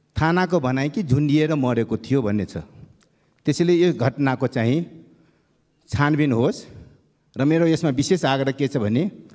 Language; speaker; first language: Nepali; non-native, local second language; Maithili